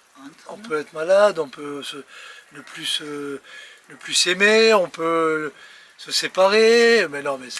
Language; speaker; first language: French; native; French